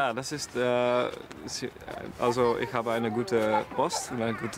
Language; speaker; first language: German; non-native, learner; Dutch